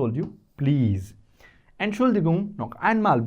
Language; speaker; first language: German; non-native, fluent; Hindi